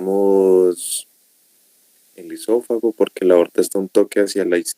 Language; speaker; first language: Spanish; native; Spanish